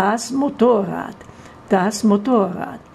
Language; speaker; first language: German; non-native, fluent; Portuguese